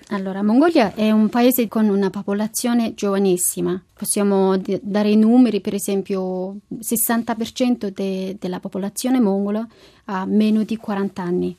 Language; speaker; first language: Italian; non-native, fluent; Mongolian